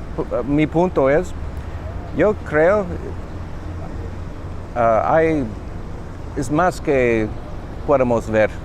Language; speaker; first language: Spanish; non-native, learner; English